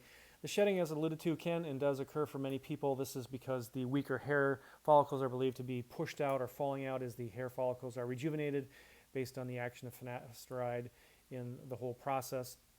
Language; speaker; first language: English; native; English